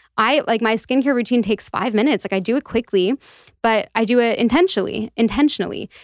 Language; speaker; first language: English; native; English